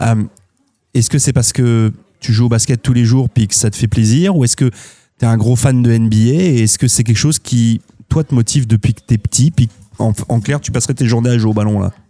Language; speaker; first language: French; native; French